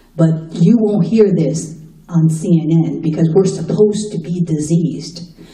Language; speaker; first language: English; native; English